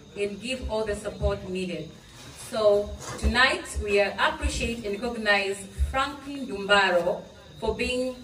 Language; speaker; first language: English; non-native, local second language; Swahili